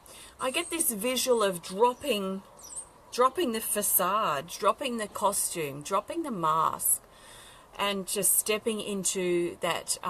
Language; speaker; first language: English; native; English